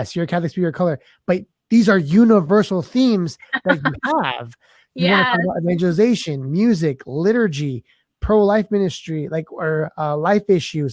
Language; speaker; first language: English; native; English